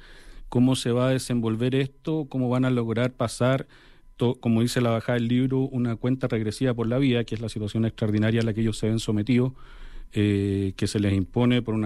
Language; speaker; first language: Spanish; native; Spanish